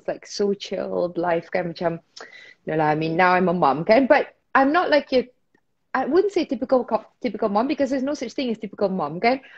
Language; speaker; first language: English; non-native, local second language; Malay